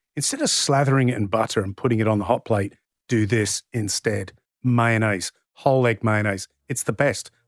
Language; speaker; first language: English; native; English